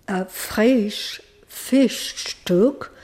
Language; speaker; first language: German; non-native, fluent; Spanish